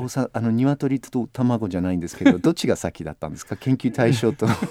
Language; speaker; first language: Japanese; non-native, fluent; English